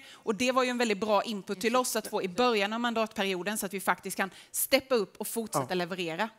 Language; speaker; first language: Swedish; native; Swedish